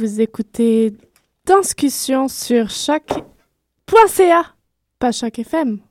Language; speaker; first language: French; native; French